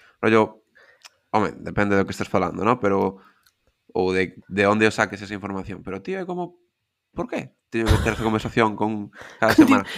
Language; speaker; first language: Galician; non-native, local second language; Spanish